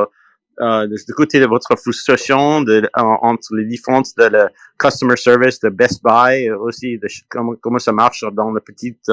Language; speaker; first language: French; non-native, learner; English